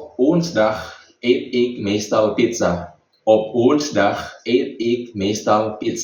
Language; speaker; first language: Dutch; non-native, fluent; Indonesian